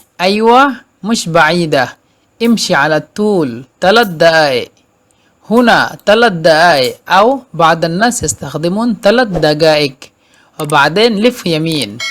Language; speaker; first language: Egyptian Arabic; non-native, fluent; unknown